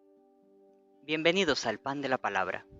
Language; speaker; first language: Spanish; native; Spanish